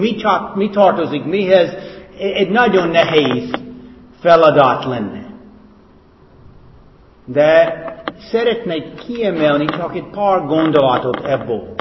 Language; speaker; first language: Hungarian; non-native, fluent; English